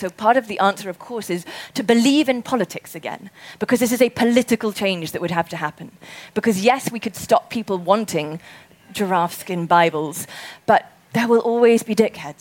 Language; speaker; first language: English; native; English